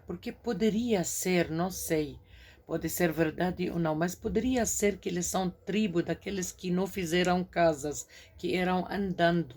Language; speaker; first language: Portuguese; non-native, fluent; Arabic